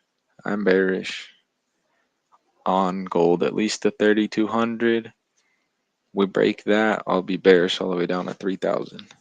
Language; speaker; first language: English; native; English